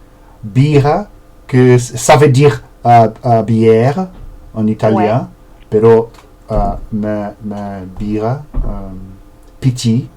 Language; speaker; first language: French; non-native, learner; Portuguese